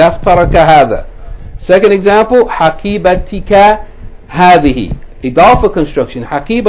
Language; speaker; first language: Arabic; non-native, fluent; English